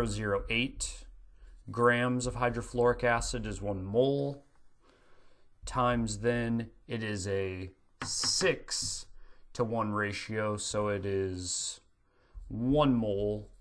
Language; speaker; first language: English; native; English